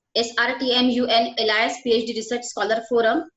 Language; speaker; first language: English; non-native, local second language; Marathi